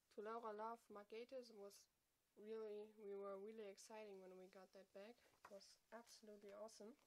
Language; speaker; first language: English; non-native, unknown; German